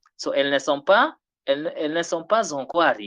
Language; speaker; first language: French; non-native, fluent; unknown